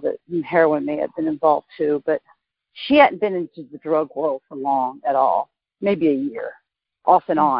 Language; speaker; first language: English; native; English